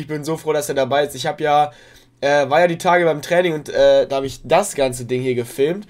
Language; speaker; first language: German; native; German